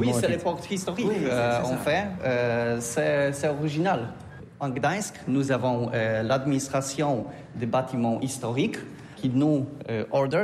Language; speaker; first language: French; non-native, learner; Polish